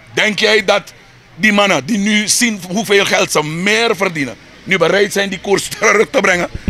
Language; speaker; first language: Dutch; native; Dutch